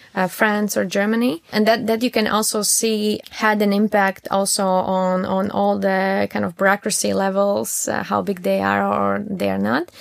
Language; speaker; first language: English; non-native, fluent; Latvian